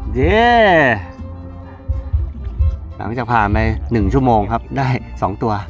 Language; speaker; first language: Thai; native; Thai